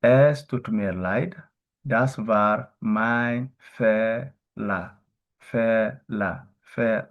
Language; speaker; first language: German; non-native, learner; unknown